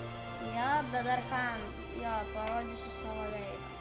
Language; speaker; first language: Lithuanian; native; Lithuanian